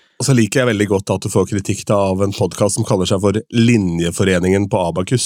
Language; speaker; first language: Norwegian; native; Norwegian